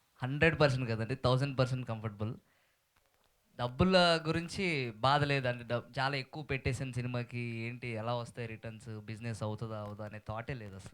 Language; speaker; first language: Telugu; native; Telugu